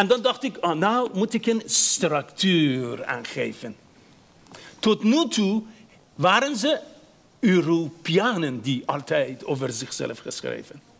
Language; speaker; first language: Dutch; non-native, fluent; Persian